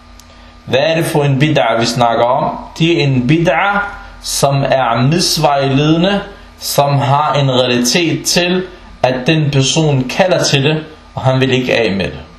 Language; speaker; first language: Danish; non-native, local second language; Arabic